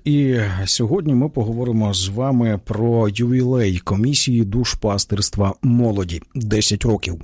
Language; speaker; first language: Ukrainian; native; Ukrainian